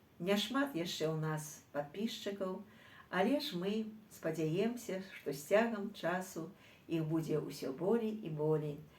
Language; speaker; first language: Belarusian; native; Belarusian